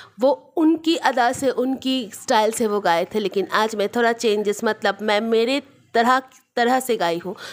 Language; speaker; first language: Hindi; non-native, local second language; Bangla